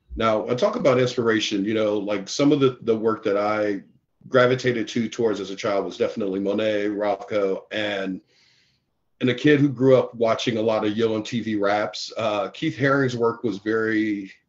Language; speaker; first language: English; native; English